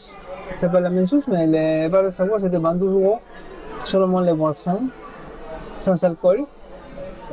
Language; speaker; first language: French; non-native, fluent; Spanish